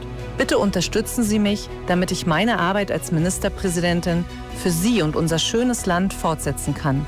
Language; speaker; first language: German; native; German